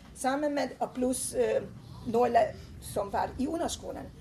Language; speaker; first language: Danish; non-native, fluent; Hungarian